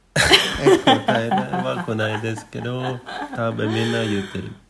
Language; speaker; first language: Japanese; non-native, fluent; Swedish